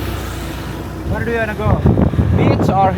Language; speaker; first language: English; non-native, learner; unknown